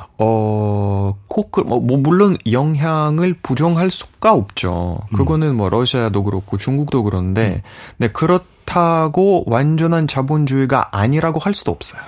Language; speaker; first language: Korean; non-native, fluent; Russian